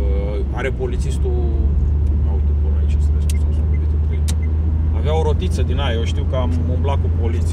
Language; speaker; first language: Romanian; native; Romanian